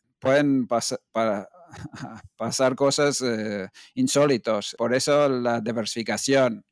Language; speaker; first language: Spanish; non-native, fluent; English